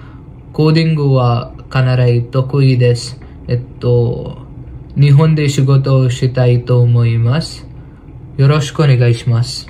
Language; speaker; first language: Japanese; non-native, learner; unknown